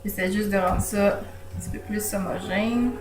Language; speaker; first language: French; native; French